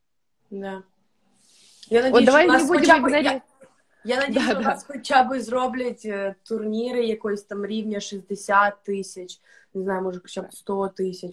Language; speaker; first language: Ukrainian; non-native, local second language; Russian